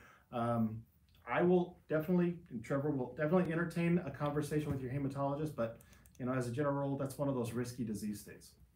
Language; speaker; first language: English; native; English